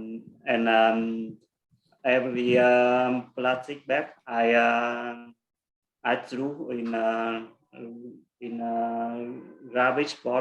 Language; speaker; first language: English; non-native, learner; Vietnamese